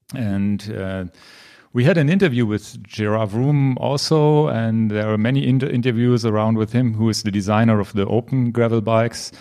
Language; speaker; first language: English; non-native, learner; German